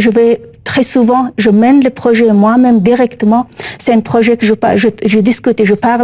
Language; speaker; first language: French; non-native, learner; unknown